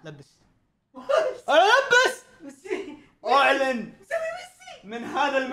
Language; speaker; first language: Arabic; native; Arabic